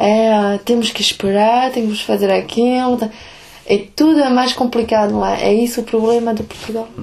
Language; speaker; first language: Portuguese; early bilingual, heritage; Portuguese